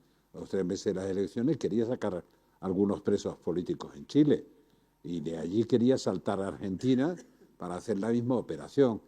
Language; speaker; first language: Spanish; native; Spanish